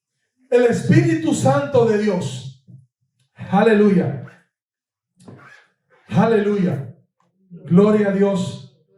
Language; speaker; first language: Spanish; native; Spanish